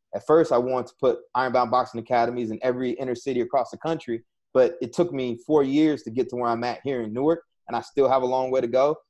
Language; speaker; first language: English; native; English